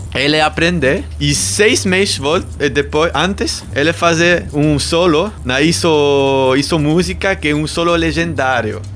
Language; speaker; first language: Portuguese; non-native, learner; German